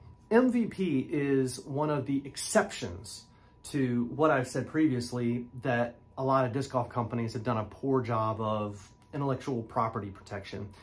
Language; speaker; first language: English; native; English